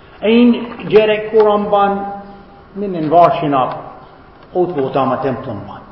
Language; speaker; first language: Hungarian; non-native, fluent; English